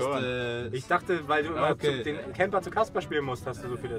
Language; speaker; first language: German; native; German